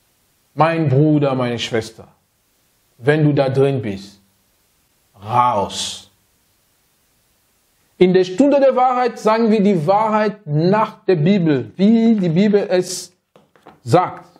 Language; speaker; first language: German; non-native, fluent; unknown